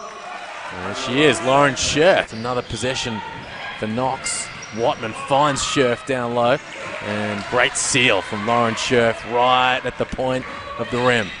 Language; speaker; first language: English; native; English